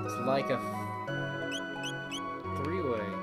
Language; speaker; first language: English; native; English